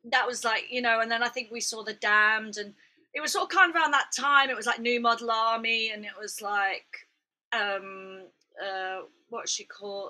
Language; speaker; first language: English; native; English